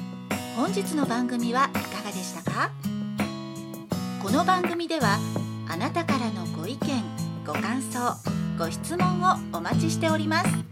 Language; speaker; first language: Japanese; native; Japanese